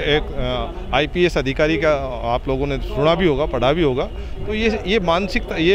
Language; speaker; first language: Hindi; native; Hindi